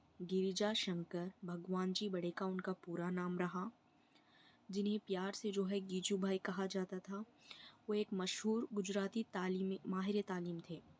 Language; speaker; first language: Urdu; native; Urdu